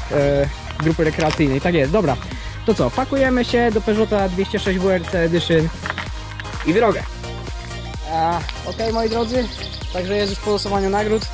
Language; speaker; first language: Polish; native; Polish